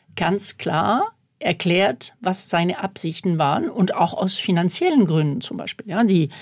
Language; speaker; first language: German; non-native, fluent; French